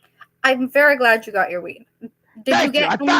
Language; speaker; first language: English; native; English